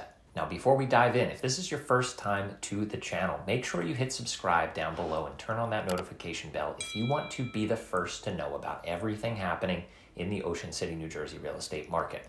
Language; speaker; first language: English; native; English